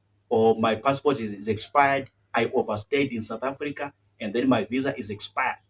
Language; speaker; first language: English; non-native, local second language; Shona